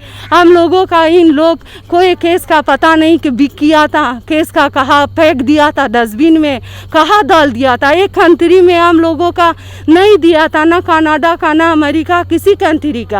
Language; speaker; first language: Hindi; non-native, learner; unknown